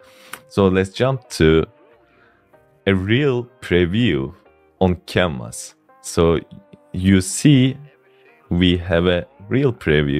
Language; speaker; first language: English; non-native, fluent; Turkish